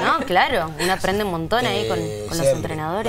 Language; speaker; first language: Spanish; native; Spanish